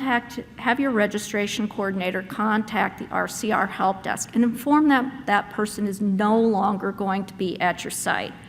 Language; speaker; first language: English; native; English